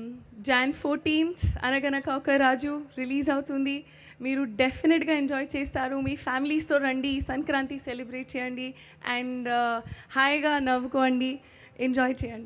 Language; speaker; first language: Telugu; non-native, local second language; Hindi